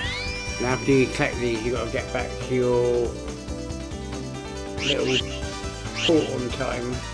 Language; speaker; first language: English; native; English